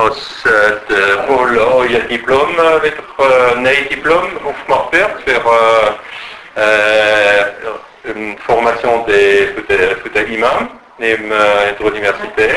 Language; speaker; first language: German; non-native, learner; French